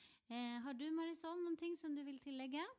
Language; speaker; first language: Swedish; non-native, local second language; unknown